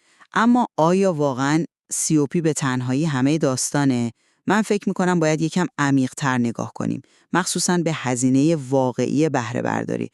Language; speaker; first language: Persian; native; Persian